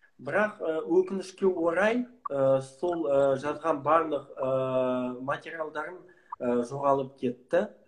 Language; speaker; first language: Kazakh; non-native, local second language; Russian